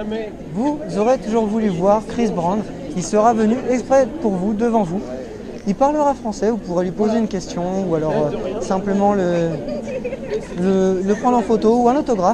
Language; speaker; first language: French; native; French